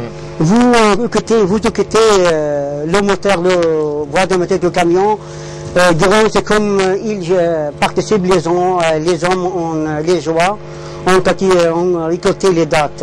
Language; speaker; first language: French; non-native, learner; Arabic